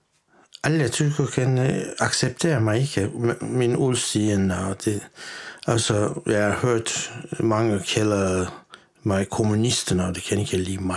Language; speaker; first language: Danish; non-native, fluent; Turkish